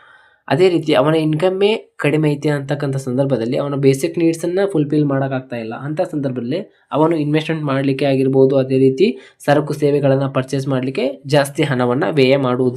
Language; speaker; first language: Kannada; native; Kannada